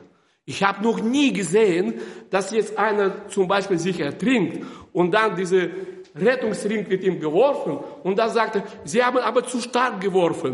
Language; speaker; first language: German; non-native, fluent; Russian